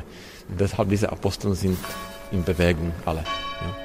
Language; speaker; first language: German; non-native, learner; Czech